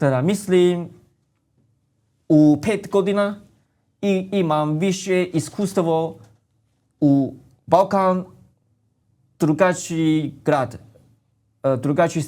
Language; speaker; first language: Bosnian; non-native, learner; Chinese